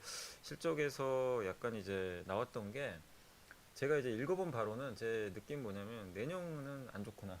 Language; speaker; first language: Korean; native; Korean